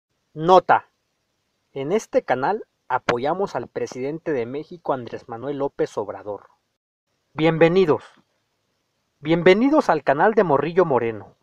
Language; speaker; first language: Spanish; native; Spanish